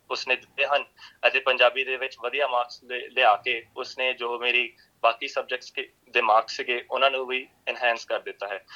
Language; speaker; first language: Punjabi; early bilingual, heritage; Punjabi